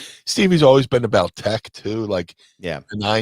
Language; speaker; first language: English; native; English